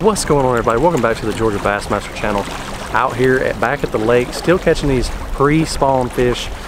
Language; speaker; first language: English; native; English